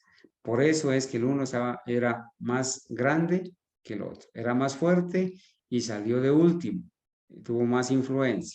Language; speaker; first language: Spanish; native; Spanish